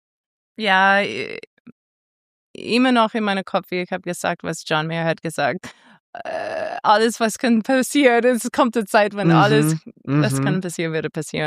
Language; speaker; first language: German; non-native, fluent; English